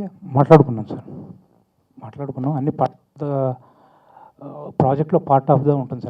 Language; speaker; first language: Telugu; native; Telugu